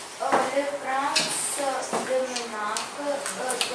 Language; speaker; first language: French; non-native, learner; Ukrainian